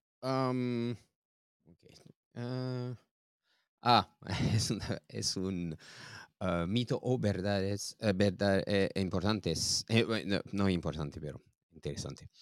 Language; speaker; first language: Spanish; non-native, learner; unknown